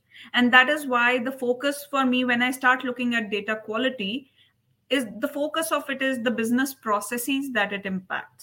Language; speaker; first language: English; non-native, local second language; Hindi